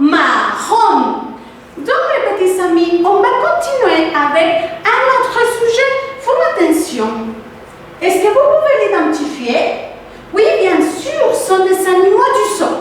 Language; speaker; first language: French; non-native, fluent; Spanish